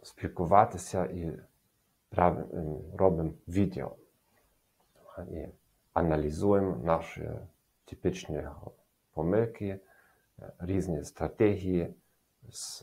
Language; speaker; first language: Ukrainian; non-native, learner; German